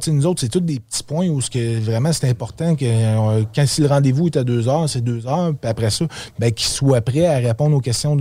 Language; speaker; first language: French; native; French